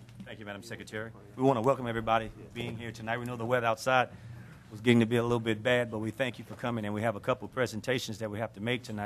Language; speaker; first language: English; native; English